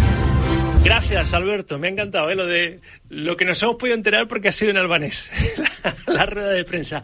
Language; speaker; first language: Spanish; native; Spanish